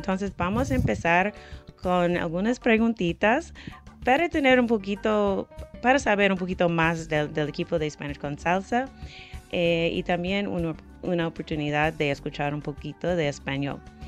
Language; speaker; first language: Spanish; non-native, fluent; English